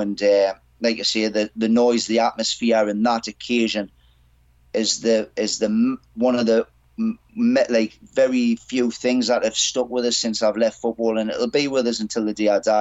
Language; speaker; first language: English; native; English